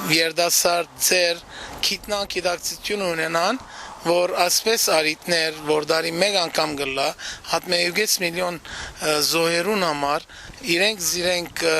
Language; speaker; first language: Armenian; early bilingual, heritage; Armenian